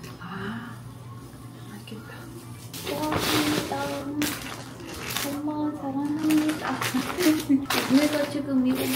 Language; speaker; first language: Korean; non-native, learner; Ukrainian